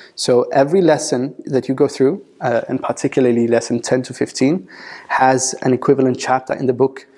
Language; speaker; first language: English; non-native, fluent; Danish